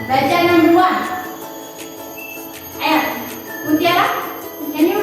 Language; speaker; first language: English; non-native, local second language; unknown